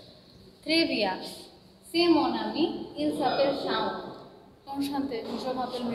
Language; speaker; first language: French; non-native, learner; Bangla